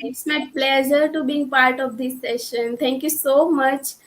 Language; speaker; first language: English; non-native, local second language; Gujarati